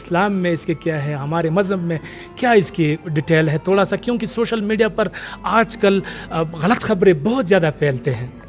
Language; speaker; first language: Urdu; non-native, local second language; Pashto